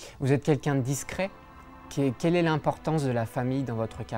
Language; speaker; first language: French; native; French